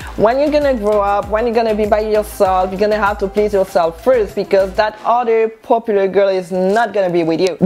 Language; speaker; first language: English; non-native, local second language; French